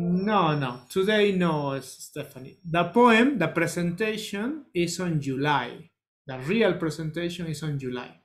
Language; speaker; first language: English; non-native, learner; Spanish